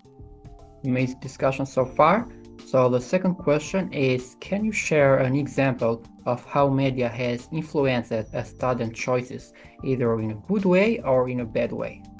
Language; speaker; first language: English; non-native, fluent; Albanian